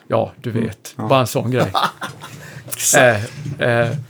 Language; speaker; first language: Swedish; native; Swedish